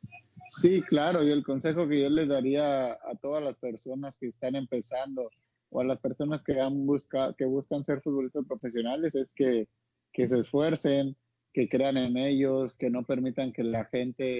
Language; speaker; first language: Spanish; native; Spanish